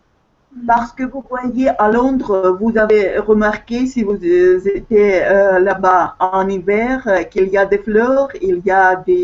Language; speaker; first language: French; non-native, fluent; Russian